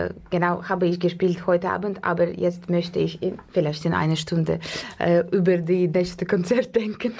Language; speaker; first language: German; non-native, learner; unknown